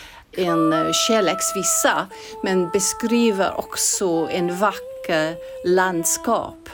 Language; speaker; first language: Swedish; non-native, fluent; English